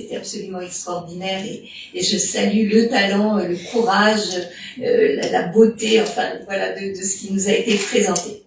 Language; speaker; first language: French; native; French